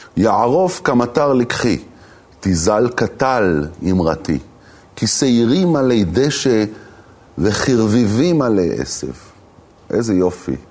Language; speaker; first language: Hebrew; native; Hebrew